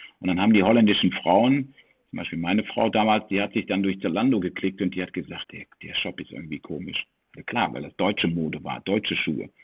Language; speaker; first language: German; early bilingual, heritage; German